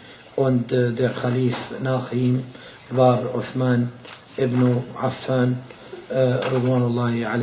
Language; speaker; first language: German; non-native, fluent; Arabic